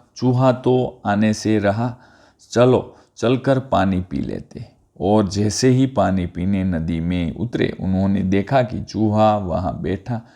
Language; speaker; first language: Hindi; non-native, local second language; Gujarati